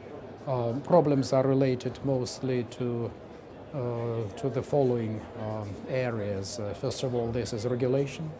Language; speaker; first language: English; non-native, fluent; Russian